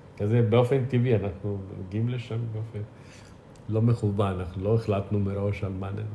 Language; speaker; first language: Hebrew; non-native, fluent; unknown